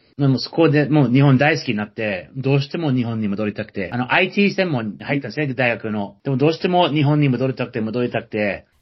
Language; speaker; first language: Japanese; non-native, fluent; English